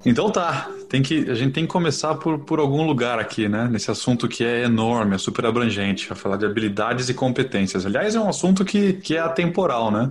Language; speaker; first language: Portuguese; native; Portuguese